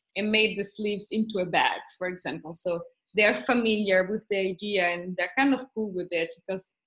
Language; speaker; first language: English; non-native, fluent; Italian